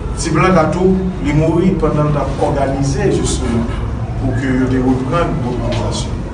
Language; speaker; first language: French; non-native, local second language; Haitian Creole